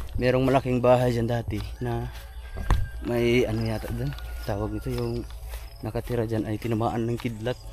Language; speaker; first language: Filipino; non-native, local second language; Cebuano